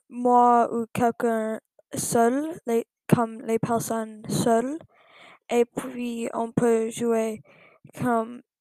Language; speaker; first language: French; non-native, learner; English